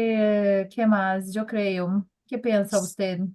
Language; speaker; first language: Spanish; non-native, learner; Portuguese